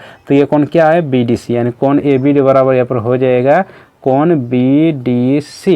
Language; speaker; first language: Hindi; native; Hindi